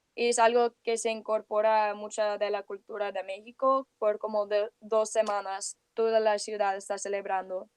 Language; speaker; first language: Spanish; early bilingual, heritage; Spanish